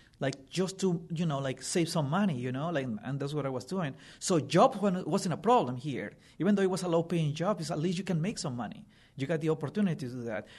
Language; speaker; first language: English; non-native, fluent; Spanish